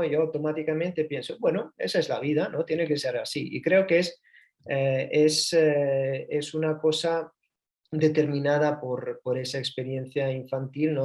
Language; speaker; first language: Spanish; early bilingual, heritage; Spanish